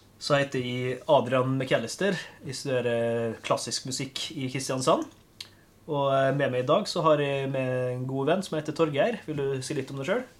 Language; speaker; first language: Norwegian; native; Norwegian